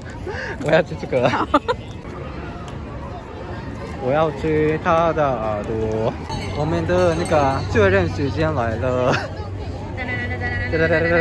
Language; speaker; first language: Chinese; non-native, fluent; Japanese